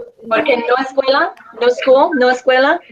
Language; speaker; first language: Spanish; non-native, fluent; English